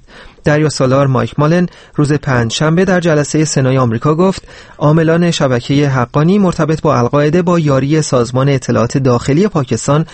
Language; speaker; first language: Persian; native; Persian